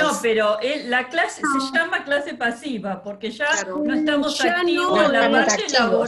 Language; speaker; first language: Spanish; native; Spanish